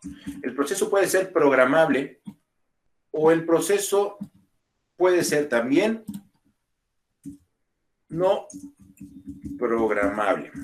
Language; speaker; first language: Spanish; native; Spanish